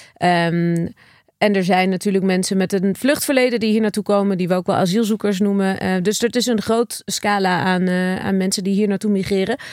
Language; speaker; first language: Dutch; native; Dutch